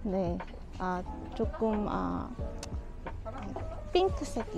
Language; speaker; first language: Korean; non-native, learner; Filipino